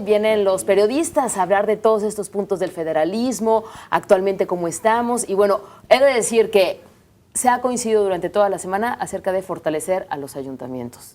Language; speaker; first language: Spanish; native; Spanish